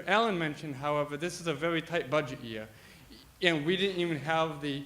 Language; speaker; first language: English; native; English